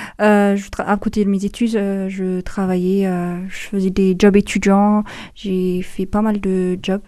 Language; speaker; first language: French; non-native, fluent; Amharic